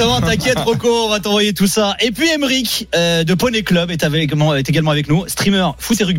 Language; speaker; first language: French; native; French